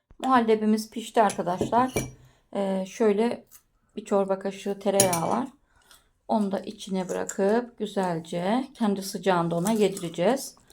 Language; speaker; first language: Turkish; native; Turkish